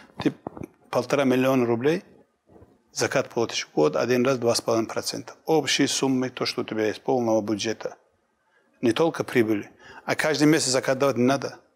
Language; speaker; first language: Russian; non-native, local second language; Kumyk